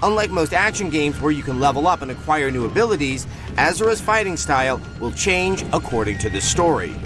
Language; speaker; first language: English; native; English